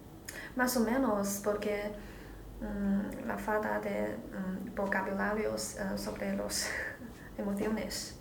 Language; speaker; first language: Spanish; non-native, learner; Chinese